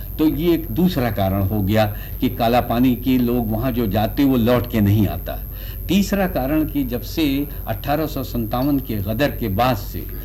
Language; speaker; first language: Hindi; native; Hindi